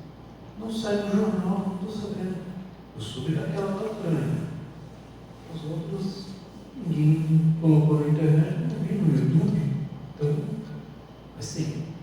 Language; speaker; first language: Portuguese; native; Portuguese